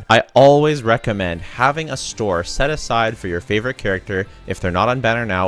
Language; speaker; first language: English; native; English